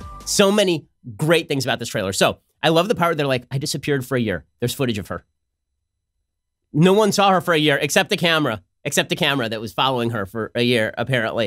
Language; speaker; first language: English; native; English